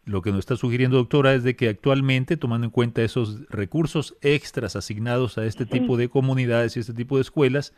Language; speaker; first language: Spanish; native; Spanish